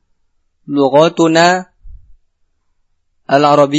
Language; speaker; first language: Arabic; non-native, learner; Indonesian